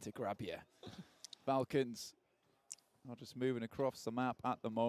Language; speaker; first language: English; native; English